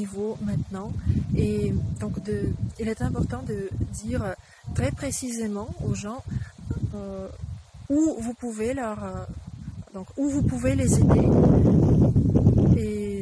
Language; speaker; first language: French; non-native, fluent; Russian